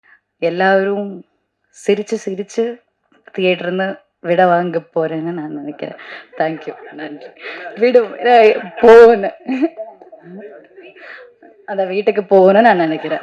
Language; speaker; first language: Tamil; non-native, learner; Malayalam